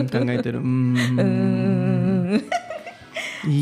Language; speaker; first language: Japanese; non-native, learner; Catalan